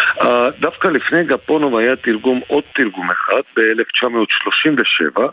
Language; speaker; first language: Hebrew; non-native, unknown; Georgian